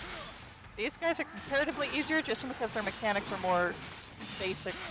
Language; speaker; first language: English; native; English